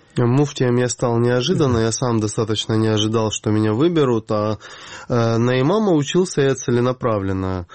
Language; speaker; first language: Russian; native; Russian